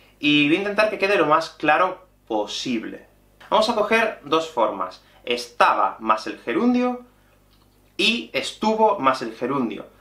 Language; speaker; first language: Spanish; native; Spanish